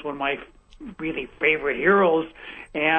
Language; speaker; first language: English; native; English